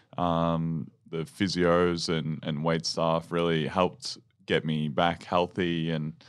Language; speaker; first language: English; native; English